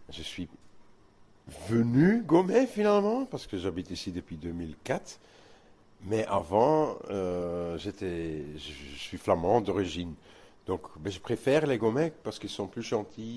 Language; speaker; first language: French; non-native, local second language; Dutch